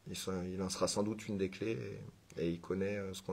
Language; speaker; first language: French; native; French